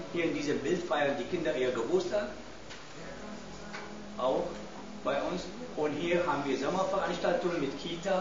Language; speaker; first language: German; non-native, learner; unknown